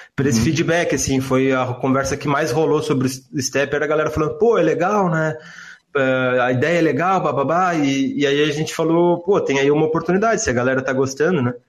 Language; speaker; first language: Portuguese; native; Portuguese